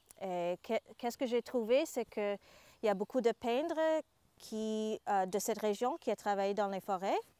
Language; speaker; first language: French; non-native, fluent; English